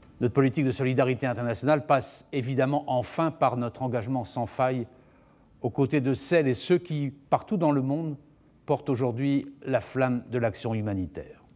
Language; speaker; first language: French; native; French